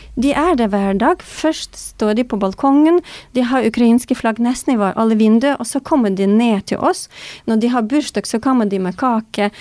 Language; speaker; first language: Norwegian; non-native, fluent; Ukrainian